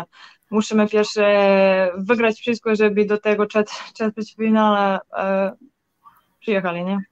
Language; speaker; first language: Polish; non-native, learner; Serbian